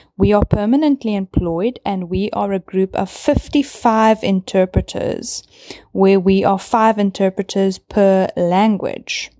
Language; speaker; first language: English; non-native, local second language; Afrikaans